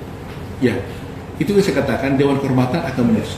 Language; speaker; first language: Indonesian; native; Indonesian